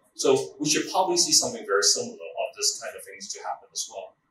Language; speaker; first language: English; non-native, local second language; Cantonese